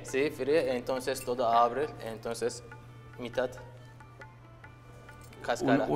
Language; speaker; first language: Spanish; non-native, learner; Turkish